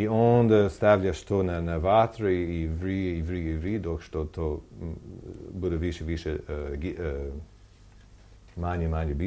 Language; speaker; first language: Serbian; non-native, learner; English